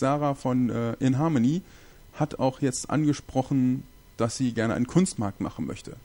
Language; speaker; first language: German; native; German